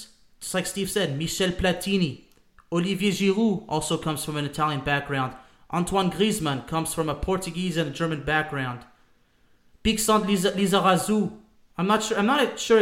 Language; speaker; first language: English; native; English